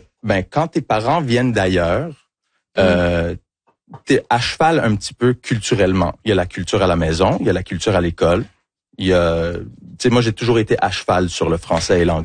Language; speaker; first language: French; early bilingual, other home language; English